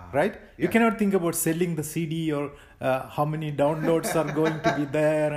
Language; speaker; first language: English; non-native, local second language; Malayalam